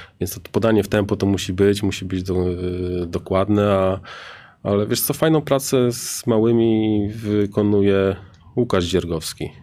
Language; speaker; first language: Polish; native; Polish